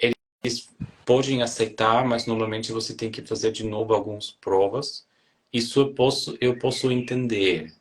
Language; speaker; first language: Portuguese; non-native, fluent; German